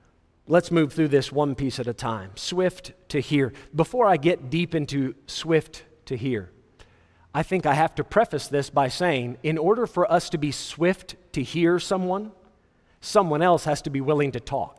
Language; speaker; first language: English; native; English